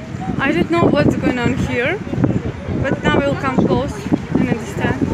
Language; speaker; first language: English; non-native, fluent; Ukrainian